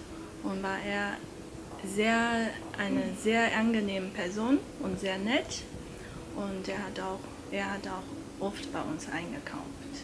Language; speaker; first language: German; non-native, fluent; Turkish